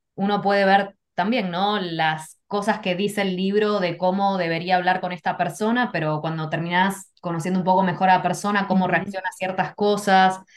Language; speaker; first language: Spanish; native; Spanish